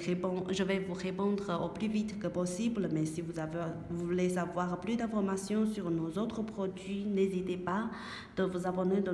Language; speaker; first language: French; non-native, learner; Chinese